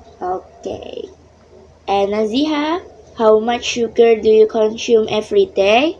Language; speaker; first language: English; non-native, learner; Indonesian